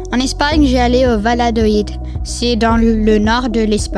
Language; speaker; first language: French; non-native, local second language; English